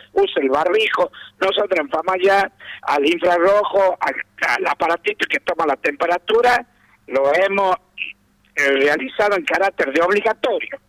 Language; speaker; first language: Spanish; native; Spanish